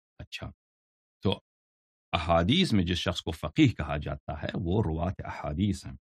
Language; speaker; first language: Urdu; non-native, fluent; Persian